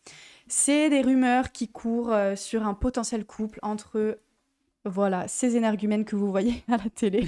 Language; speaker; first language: French; native; French